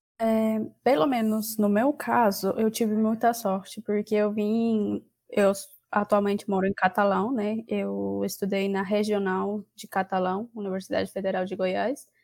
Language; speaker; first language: Portuguese; non-native, fluent; Spanish